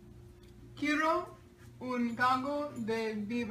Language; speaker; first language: Spanish; non-native, learner; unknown